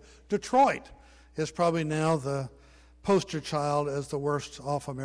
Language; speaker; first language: English; native; English